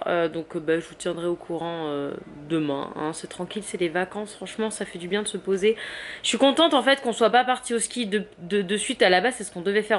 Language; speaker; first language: French; native; French